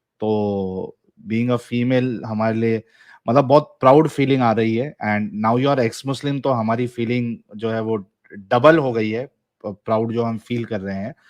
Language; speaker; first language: Hindi; native; Hindi